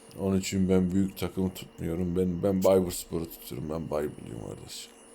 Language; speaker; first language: Turkish; early bilingual, heritage; Turkish